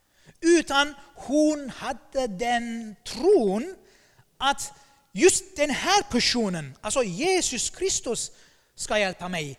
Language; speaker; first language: Swedish; non-native, fluent; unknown